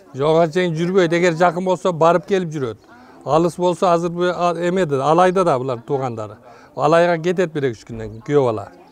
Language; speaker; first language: Kyrgyz; early bilingual, heritage; Kyrgyz